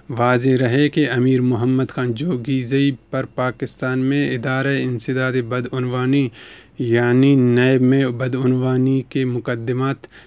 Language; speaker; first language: Urdu; non-native, local second language; Baluchi